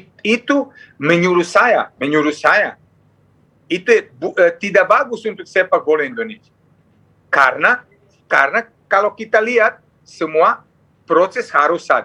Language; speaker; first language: Indonesian; non-native, fluent; Serbian